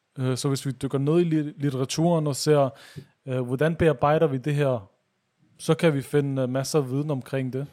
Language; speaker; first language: Danish; early bilingual, other home language; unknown